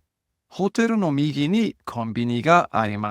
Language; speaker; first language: Japanese; non-native, fluent; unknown